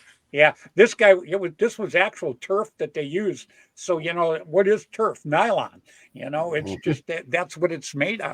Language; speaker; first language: English; native; English